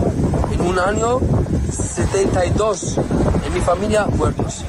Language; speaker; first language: Spanish; non-native, learner; Arabic